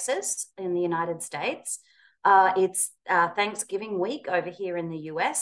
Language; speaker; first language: English; native; English